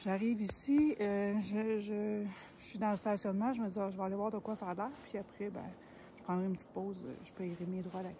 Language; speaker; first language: French; native; French